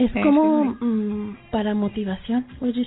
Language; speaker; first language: Spanish; early bilingual, heritage; Spanish